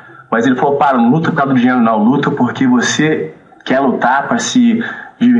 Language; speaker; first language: Portuguese; early bilingual, heritage; Portuguese